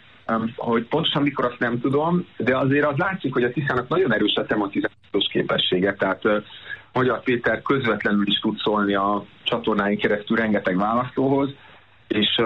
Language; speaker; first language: Hungarian; native; Hungarian